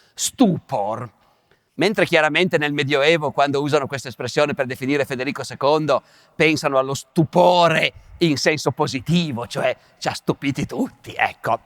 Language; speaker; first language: Italian; native; Italian